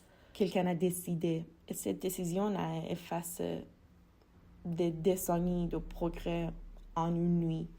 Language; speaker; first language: French; non-native, fluent; Persian